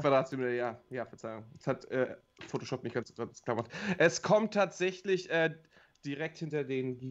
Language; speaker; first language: German; native; German